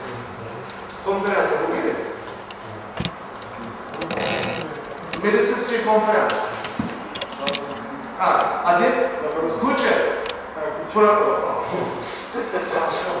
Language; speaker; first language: Russian; non-native, learner; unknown